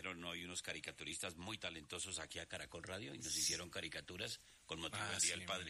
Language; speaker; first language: Spanish; native; Spanish